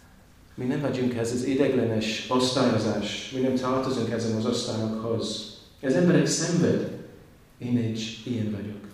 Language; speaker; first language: Hungarian; non-native, learner; English